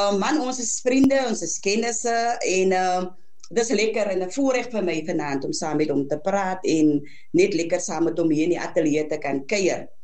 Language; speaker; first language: Afrikaans; native; Afrikaans